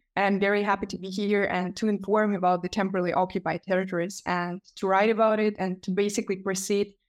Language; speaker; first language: English; non-native, fluent; Ukrainian